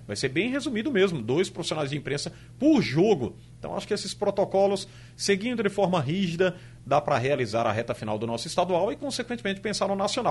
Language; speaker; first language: Portuguese; native; Portuguese